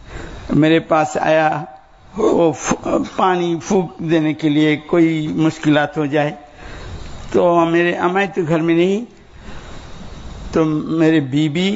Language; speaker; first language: Hindi; non-native, learner; Bangla